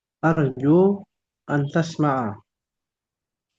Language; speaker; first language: Arabic; non-native, learner; Indonesian